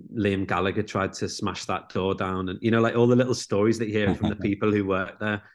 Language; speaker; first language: English; native; English